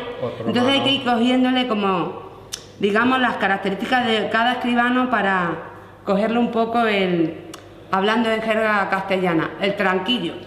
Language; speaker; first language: Spanish; native; Spanish